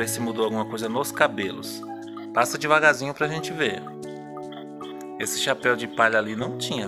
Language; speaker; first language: Portuguese; native; Portuguese